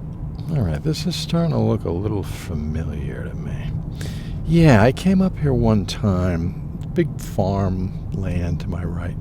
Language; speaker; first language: English; native; English